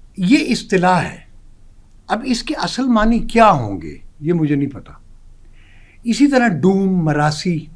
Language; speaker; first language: Urdu; non-native, local second language; Pashto